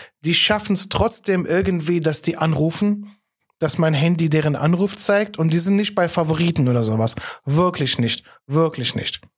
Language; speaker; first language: German; non-native, fluent; Arabic